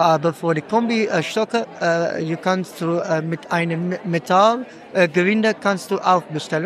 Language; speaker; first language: German; non-native, learner; Dutch